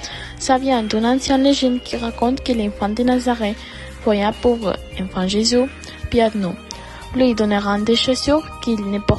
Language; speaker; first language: French; non-native, learner; Russian